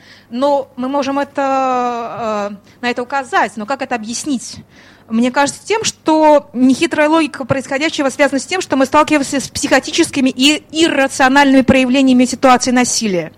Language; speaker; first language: Russian; native; Russian